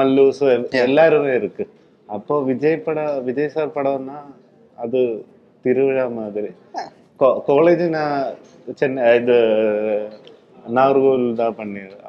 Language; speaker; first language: Tamil; non-native, learner; Malayalam